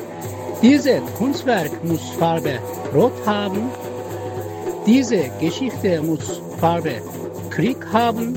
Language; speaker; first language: German; non-native, learner; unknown